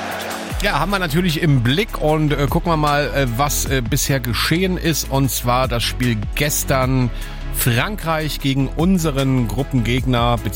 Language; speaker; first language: German; native; German